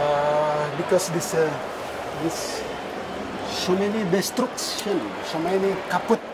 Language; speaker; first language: English; non-native, learner; Indonesian